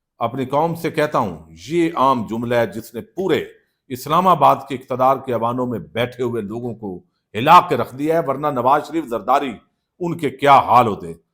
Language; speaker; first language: Urdu; non-native, local second language; Punjabi